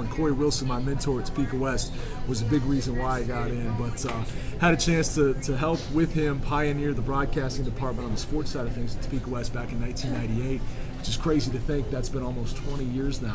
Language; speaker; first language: English; native; English